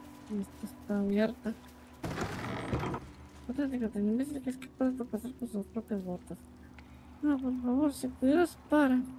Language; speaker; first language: Spanish; native; Spanish